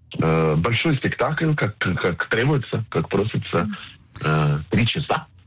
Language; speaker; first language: Russian; non-native, fluent; Hebrew